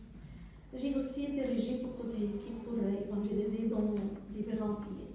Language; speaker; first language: French; non-native, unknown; Arabic